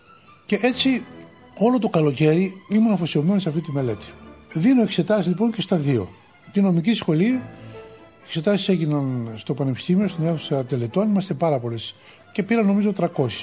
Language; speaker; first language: Greek; native; Greek